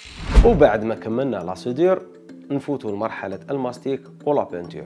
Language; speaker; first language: Arabic; native; Arabic